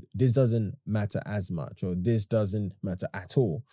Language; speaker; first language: English; native; English